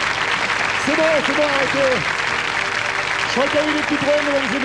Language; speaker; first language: French; native; French